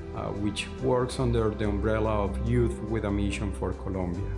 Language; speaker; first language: English; non-native, fluent; Spanish